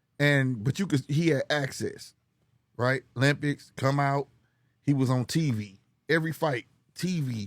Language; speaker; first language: English; native; English